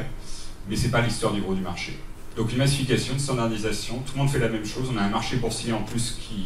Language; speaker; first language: French; native; French